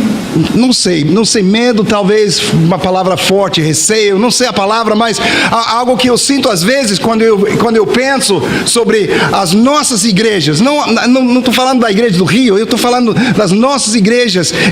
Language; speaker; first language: Portuguese; non-native, fluent; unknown